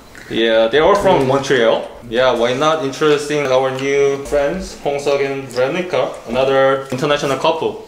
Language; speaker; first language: English; non-native, fluent; Korean